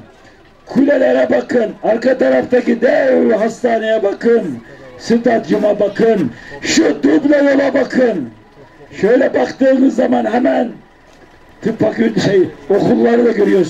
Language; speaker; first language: Turkish; native; Turkish